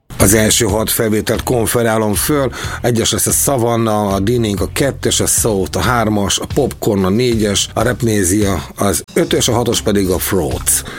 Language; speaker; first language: Hungarian; native; Hungarian